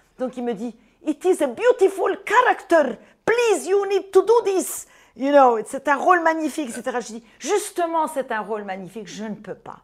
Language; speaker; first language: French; non-native, fluent; Portuguese